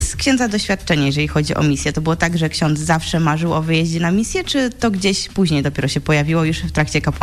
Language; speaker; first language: Polish; native; Polish